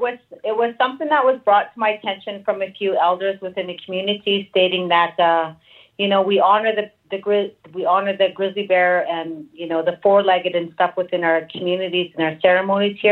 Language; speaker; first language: English; native; English